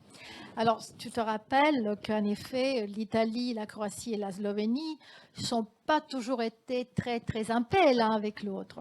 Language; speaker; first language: French; non-native, fluent; Italian